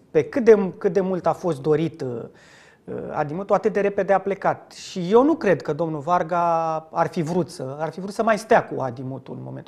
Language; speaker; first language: Romanian; native; Romanian